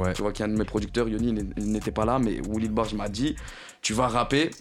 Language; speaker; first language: French; native; French